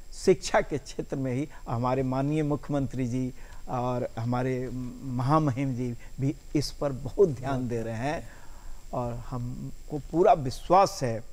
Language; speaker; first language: Hindi; native; Hindi